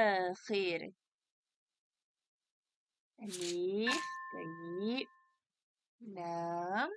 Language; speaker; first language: Arabic; non-native, learner; Malay